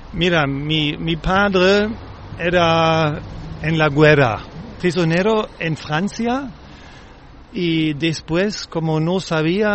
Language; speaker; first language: Spanish; non-native, fluent; German